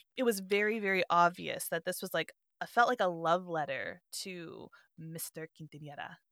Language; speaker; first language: English; native; English